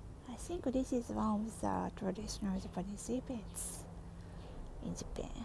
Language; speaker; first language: English; non-native, learner; Japanese